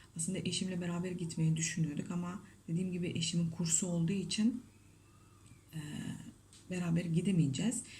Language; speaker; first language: Turkish; non-native, fluent; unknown